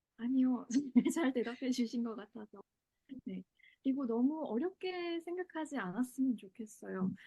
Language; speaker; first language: Korean; native; Korean